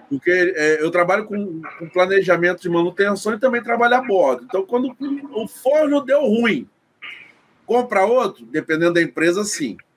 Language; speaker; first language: Portuguese; native; Portuguese